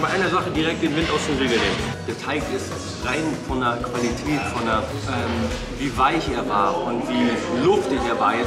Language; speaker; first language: German; native; German